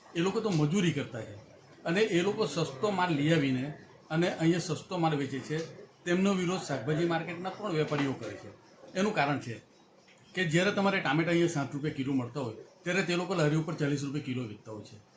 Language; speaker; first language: Gujarati; non-native, local second language; Hindi